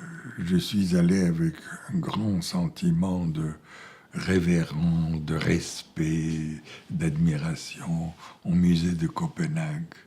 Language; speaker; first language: French; non-native, fluent; Bulgarian